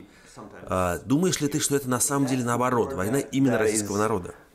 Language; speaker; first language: Russian; native; Russian